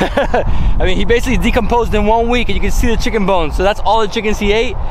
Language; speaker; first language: English; native; English